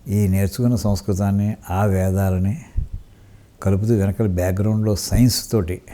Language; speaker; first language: Telugu; native; Telugu